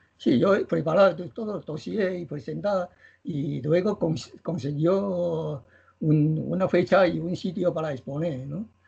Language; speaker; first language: Spanish; non-native, learner; Chinese